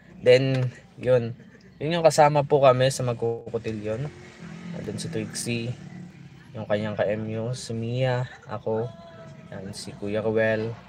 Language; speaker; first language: Filipino; native; Filipino